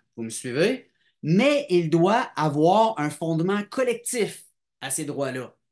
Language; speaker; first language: French; native; French